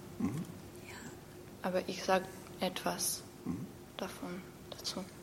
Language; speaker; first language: German; non-native, learner; Ukrainian